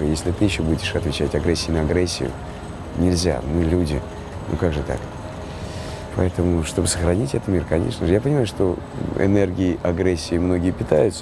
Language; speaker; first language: Russian; native; Russian